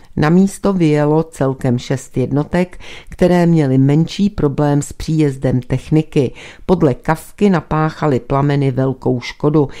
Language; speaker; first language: Czech; native; Czech